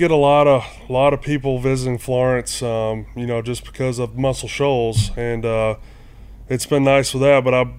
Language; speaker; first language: English; native; English